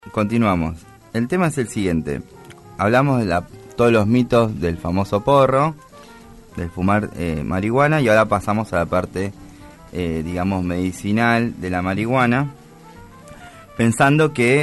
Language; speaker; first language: Spanish; native; Spanish